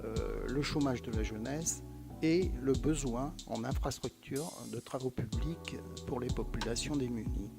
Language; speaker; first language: French; native; French